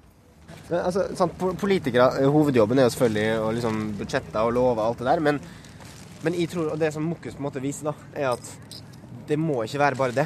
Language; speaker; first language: Norwegian; native; Norwegian